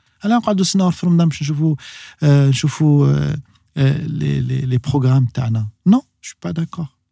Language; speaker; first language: French; non-native, local second language; Arabic